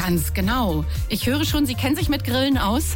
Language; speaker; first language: German; native; German